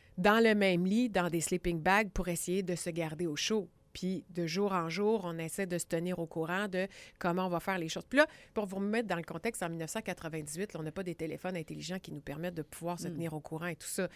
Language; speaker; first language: French; native; French